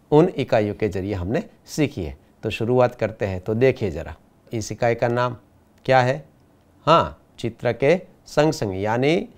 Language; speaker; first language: Hindi; non-native, local second language; Gujarati